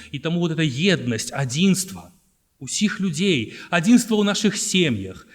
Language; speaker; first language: Belarusian; native; Belarusian